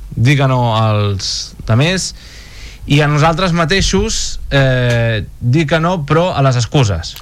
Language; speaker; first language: Catalan; native; Catalan